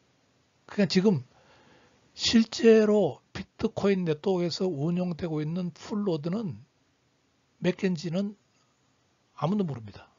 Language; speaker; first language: Korean; native; Korean